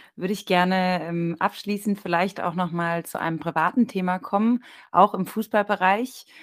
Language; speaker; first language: German; native; German